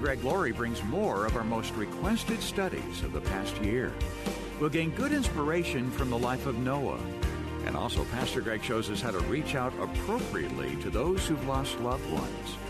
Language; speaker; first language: English; native; English